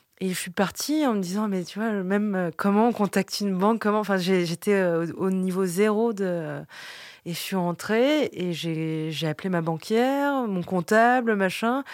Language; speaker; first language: French; early bilingual, other home language; Vietnamese